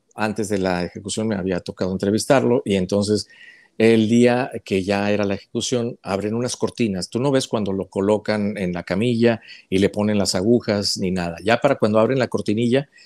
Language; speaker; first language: Spanish; native; Spanish